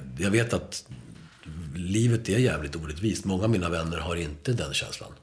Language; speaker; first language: Swedish; early bilingual, other home language; Spanish